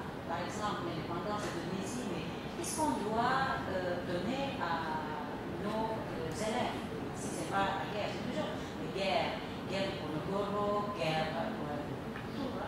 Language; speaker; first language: French; non-native, fluent; Indonesian